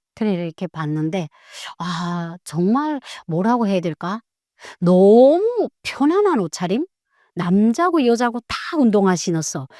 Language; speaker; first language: Korean; native; Korean